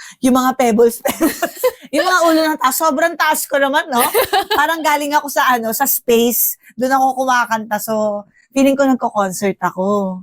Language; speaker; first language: Filipino; native; Filipino